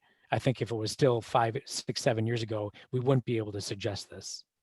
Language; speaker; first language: English; native; English